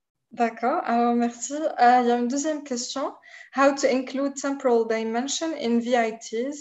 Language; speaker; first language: French; non-native, local second language; Arabic